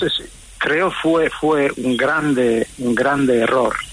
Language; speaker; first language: Spanish; non-native, fluent; Italian